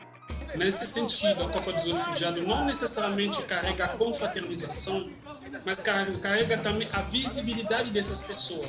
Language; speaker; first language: Portuguese; non-native, fluent; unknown